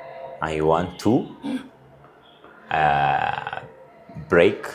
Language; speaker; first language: English; non-native, learner; Amharic